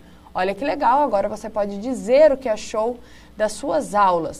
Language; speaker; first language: Portuguese; native; Portuguese